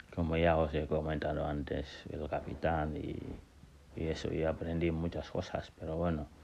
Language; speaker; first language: Spanish; non-native, fluent; Wolof